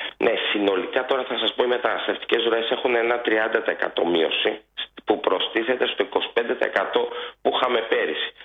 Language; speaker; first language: Greek; native; Greek